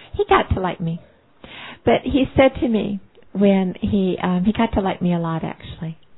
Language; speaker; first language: English; native; English